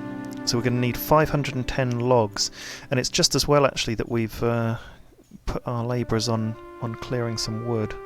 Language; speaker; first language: English; native; English